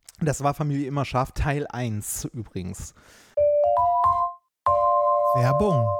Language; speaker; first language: German; native; German